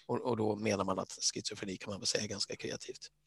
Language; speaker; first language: Swedish; native; Swedish